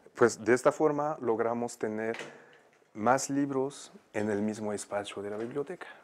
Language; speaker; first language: Spanish; non-native, fluent; Arabic